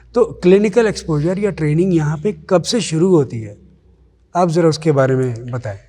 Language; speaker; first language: Hindi; native; Hindi